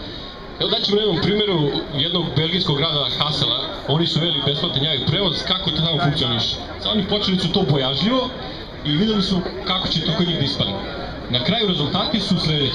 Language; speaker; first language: Serbian; native; Serbian